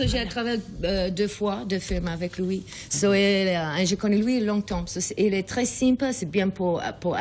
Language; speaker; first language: French; non-native, learner; English